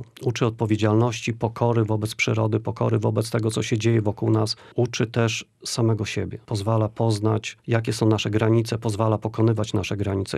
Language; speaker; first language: Polish; native; Polish